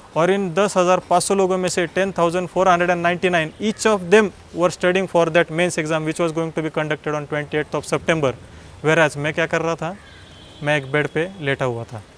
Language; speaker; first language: Hindi; non-native, local second language; Marathi